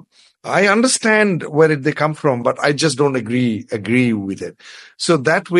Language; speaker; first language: English; non-native, local second language; Assamese